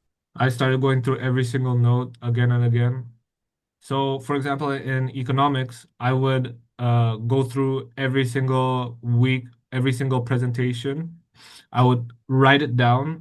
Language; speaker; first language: English; non-native, fluent; Indonesian